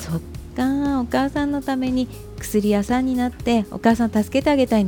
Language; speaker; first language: Japanese; native; Japanese